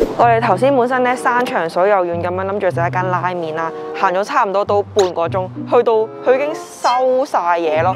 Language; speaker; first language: Chinese; non-native, local second language; Cantonese